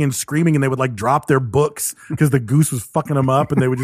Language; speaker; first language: English; native; English